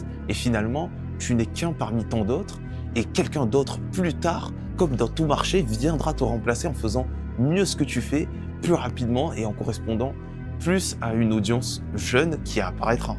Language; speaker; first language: French; native; French